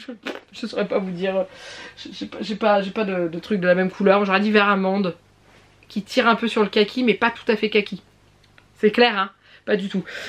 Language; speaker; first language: French; native; French